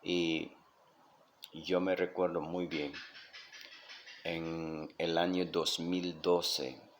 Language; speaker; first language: Spanish; non-native, local second language; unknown